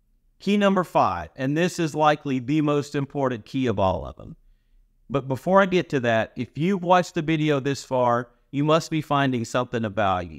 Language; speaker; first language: English; native; English